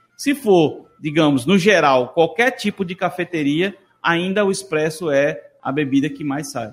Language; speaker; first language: Portuguese; native; Portuguese